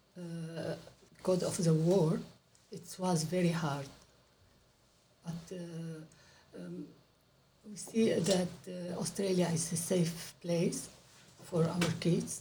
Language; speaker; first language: English; non-native, learner; Arabic